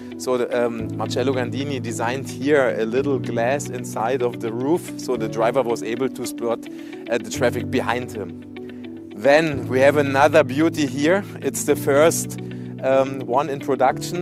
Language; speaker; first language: English; non-native, fluent; German